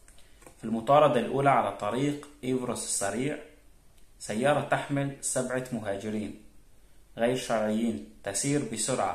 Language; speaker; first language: Arabic; native; Arabic